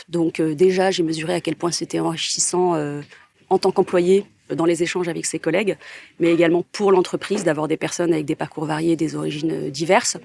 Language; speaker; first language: French; native; French